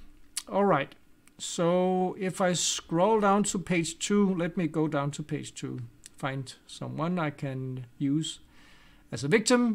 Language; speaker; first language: English; non-native, fluent; Danish